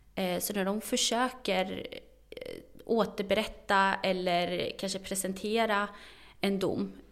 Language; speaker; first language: Swedish; early bilingual, other home language; Arabic